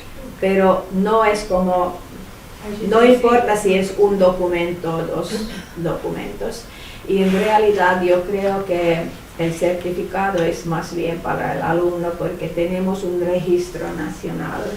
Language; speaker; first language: Spanish; non-native, fluent; Finnish